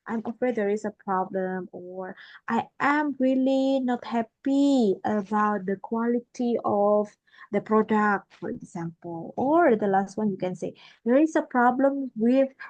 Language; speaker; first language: English; non-native, fluent; Indonesian